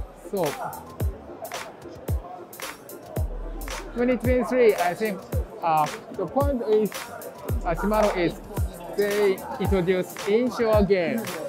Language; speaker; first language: English; non-native, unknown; Japanese